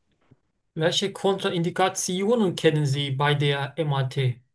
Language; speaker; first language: German; non-native, learner; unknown